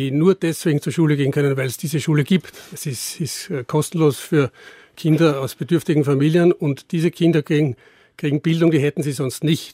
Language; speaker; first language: German; native; German